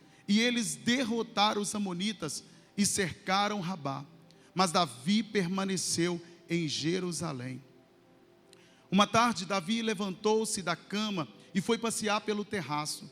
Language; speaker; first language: Portuguese; native; Portuguese